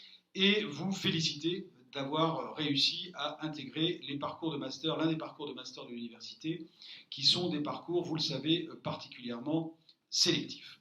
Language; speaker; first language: French; native; French